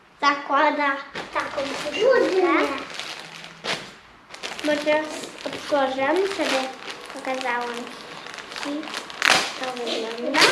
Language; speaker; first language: Polish; early bilingual, heritage; Polish